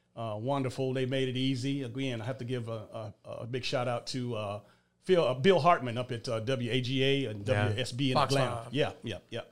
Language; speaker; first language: English; native; English